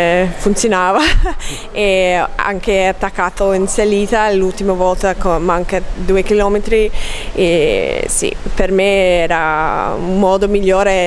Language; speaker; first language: Italian; non-native, learner; English